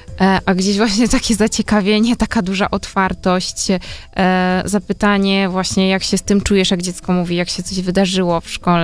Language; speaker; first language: Polish; native; Polish